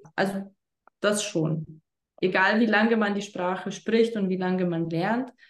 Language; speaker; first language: German; non-native, fluent; Lithuanian